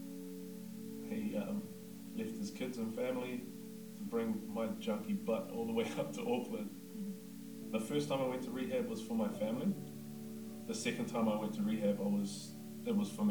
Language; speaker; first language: English; native; English